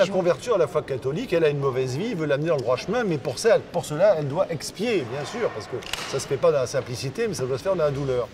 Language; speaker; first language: French; native; French